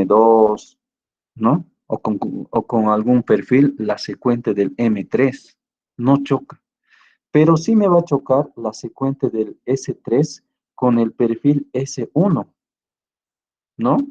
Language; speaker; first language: Spanish; native; Spanish